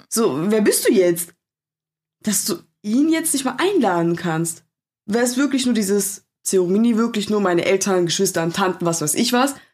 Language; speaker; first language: German; early bilingual, other home language; Turkish